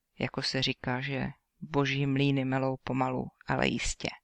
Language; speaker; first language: Czech; native; Czech